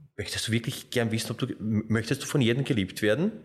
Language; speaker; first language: German; non-native, fluent; Slovenian